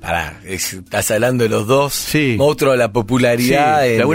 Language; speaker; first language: Spanish; native; Spanish